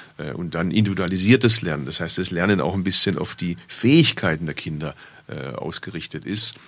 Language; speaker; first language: German; early bilingual, other home language; Turkish